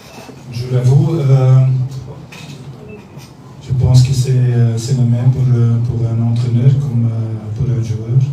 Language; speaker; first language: French; non-native, learner; Dutch